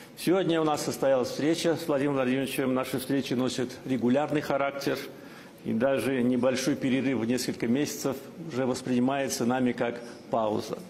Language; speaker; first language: Russian; non-native, local second language; Azerbaijani